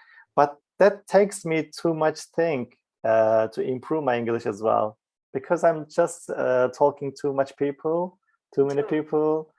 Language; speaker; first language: English; non-native, fluent; Turkish